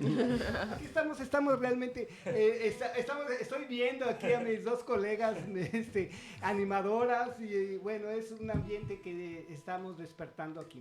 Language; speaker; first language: Spanish; native; Spanish